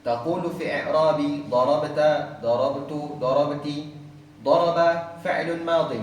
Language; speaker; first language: Arabic; non-native, learner; Malay